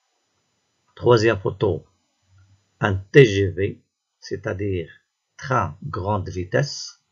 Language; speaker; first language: French; non-native, local second language; Arabic